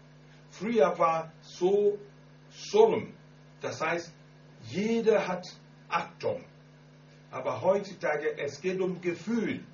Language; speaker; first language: German; non-native, learner; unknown